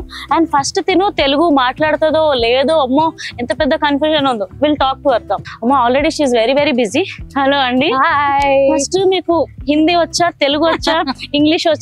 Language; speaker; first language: Telugu; native; Telugu